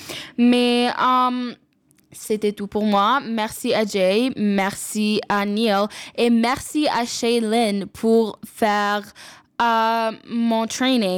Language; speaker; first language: French; non-native, local second language; English